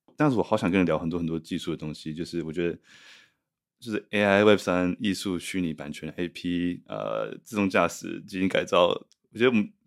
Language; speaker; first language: Chinese; native; Chinese